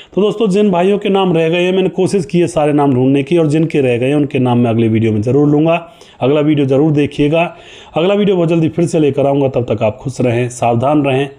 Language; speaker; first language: Hindi; native; Hindi